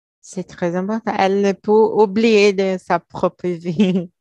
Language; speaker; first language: French; non-native, learner; Portuguese